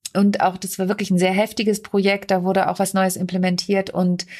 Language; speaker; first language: German; native; German